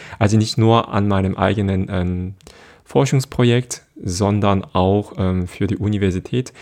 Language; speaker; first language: German; non-native, fluent; Korean